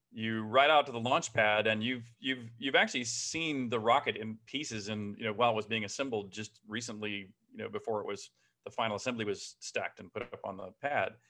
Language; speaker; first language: English; native; English